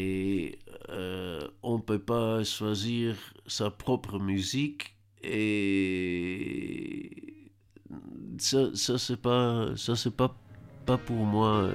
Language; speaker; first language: French; non-native, learner; Dutch